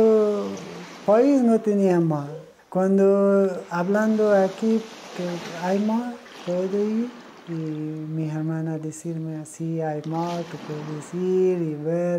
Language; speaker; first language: Spanish; non-native, learner; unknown